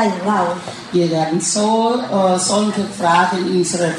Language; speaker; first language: German; non-native, learner; Thai